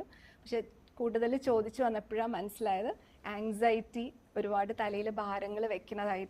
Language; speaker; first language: Malayalam; native; Malayalam